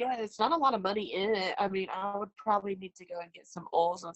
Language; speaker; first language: English; native; English